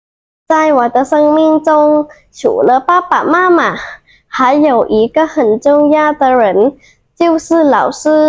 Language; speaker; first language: Chinese; non-native, learner; Thai